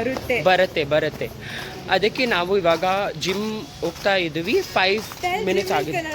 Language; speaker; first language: Kannada; non-native, learner; Marathi